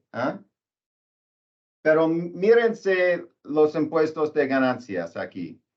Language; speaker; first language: Spanish; non-native, learner; English